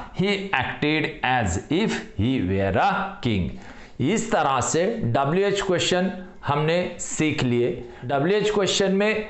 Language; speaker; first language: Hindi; non-native, local second language; Marathi